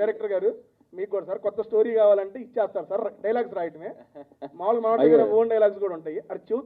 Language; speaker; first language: Telugu; native; Telugu